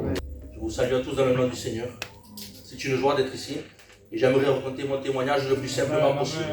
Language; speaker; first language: French; native; French